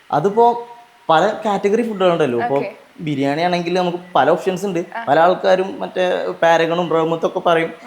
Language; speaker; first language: Malayalam; native; Malayalam